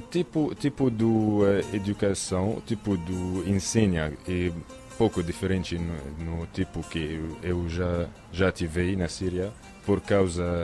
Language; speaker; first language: Portuguese; non-native, fluent; Arabic